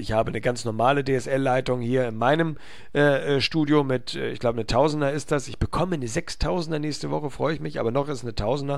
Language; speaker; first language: German; native; German